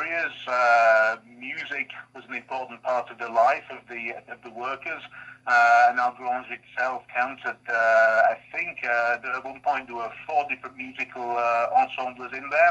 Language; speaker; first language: English; native; English